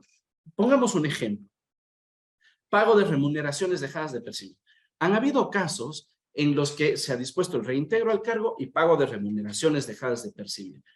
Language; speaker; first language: Spanish; native; Spanish